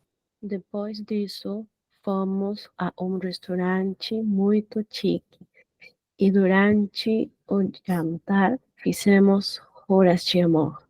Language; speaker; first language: Portuguese; non-native, learner; Spanish